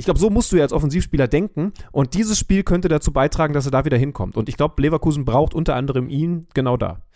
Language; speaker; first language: German; native; German